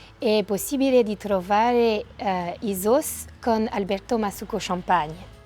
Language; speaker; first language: Italian; non-native, fluent; French